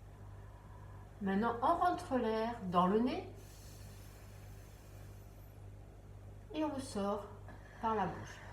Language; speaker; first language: French; native; French